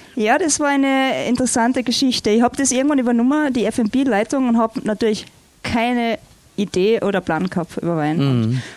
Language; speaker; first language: German; native; German